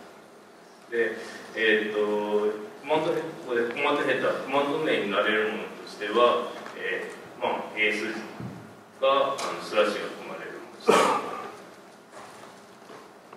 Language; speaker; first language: Japanese; native; Japanese